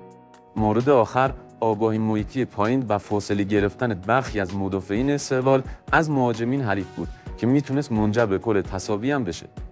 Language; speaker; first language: Persian; native; Persian